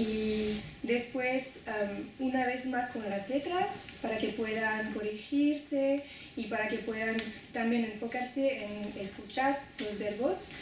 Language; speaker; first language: Spanish; non-native, fluent; French